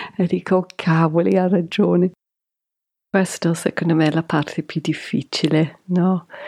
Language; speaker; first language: Italian; non-native, fluent; English